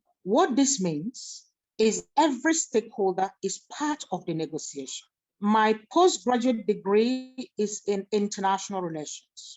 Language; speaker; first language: English; non-native, local second language; Igbo